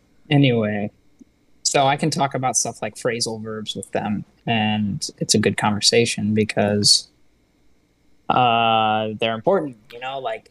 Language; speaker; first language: English; native; English